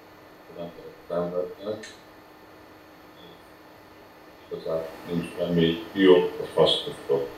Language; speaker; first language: Hungarian; early bilingual, heritage; Hungarian